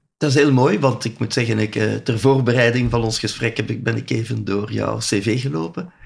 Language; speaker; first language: Dutch; native; Dutch